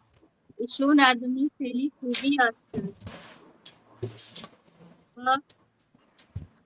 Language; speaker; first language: Persian; non-native, learner; Urdu